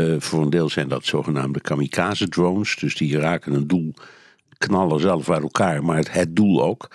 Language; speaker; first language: Dutch; native; Dutch